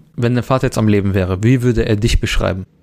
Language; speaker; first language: German; early bilingual, other home language; Arabic